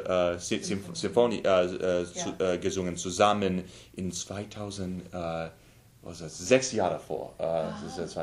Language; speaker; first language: German; non-native, learner; English